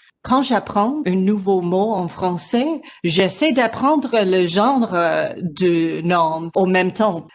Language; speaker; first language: French; non-native, learner; English